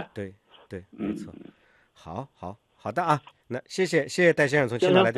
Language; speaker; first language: Chinese; native; Chinese